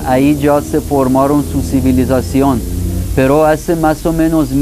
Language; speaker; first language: Spanish; non-native, fluent; Persian